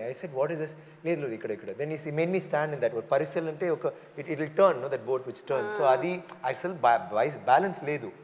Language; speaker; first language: Telugu; non-native, local second language; Tamil